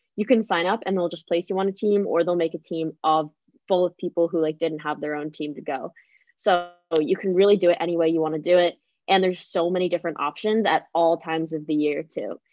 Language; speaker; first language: English; native; English